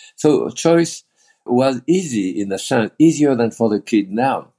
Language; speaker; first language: English; non-native, fluent; French